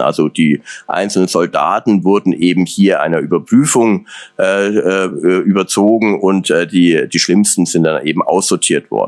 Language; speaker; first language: German; native; German